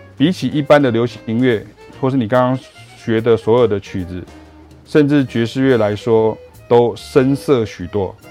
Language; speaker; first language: Chinese; native; Chinese